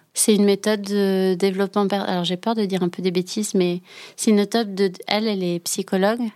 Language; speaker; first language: French; native; French